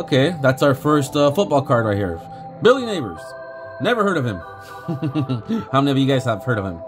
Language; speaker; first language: English; native; English